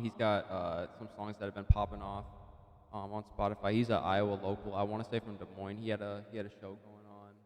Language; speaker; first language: English; native; English